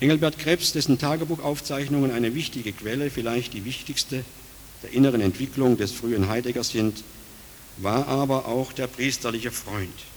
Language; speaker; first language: German; native; German